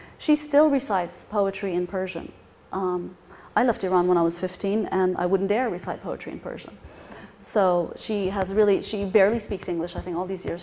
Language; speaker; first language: English; non-native, fluent; Persian